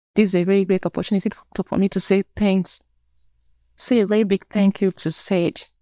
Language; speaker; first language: English; non-native, local second language; Igbo